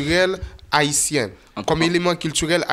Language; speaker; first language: French; non-native, local second language; Haitian Creole